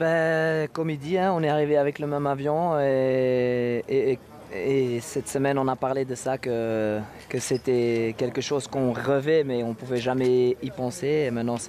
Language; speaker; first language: French; non-native, local second language; Dutch